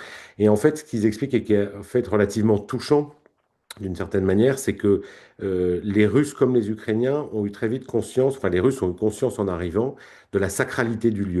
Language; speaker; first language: French; native; French